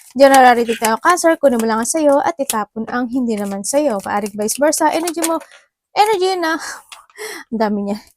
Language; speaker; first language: Filipino; native; Filipino